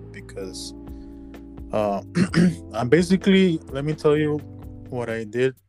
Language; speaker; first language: English; non-native, fluent; Spanish